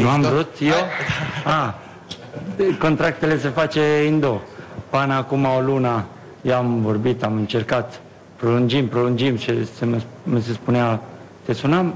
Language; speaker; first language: Romanian; non-native, fluent; Italian